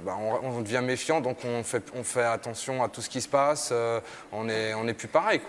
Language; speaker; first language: French; native; French